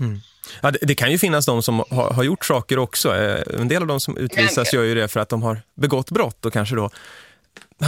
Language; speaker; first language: Swedish; native; Swedish